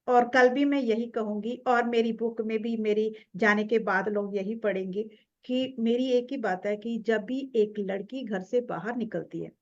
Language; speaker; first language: Hindi; non-native, local second language; Punjabi